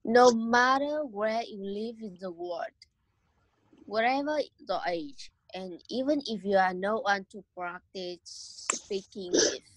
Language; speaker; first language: English; non-native, learner; Vietnamese